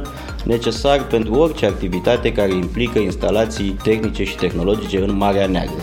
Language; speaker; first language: Romanian; native; Romanian